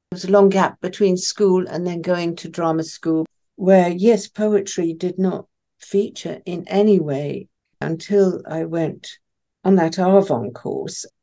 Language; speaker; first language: English; non-native, local second language; Persian